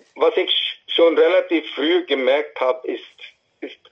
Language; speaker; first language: German; non-native, fluent; English